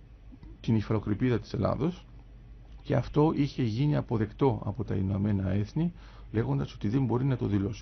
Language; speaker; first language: Greek; native; Greek